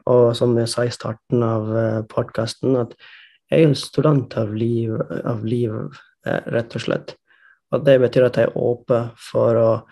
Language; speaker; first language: Norwegian; non-native, fluent; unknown